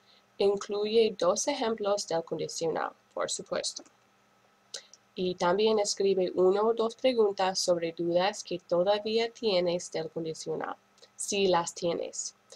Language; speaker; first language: Spanish; non-native, fluent; English